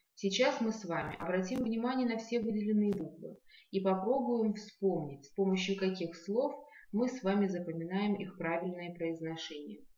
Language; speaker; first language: Russian; non-native, local second language; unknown